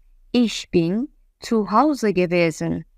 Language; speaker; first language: German; non-native, fluent; Azerbaijani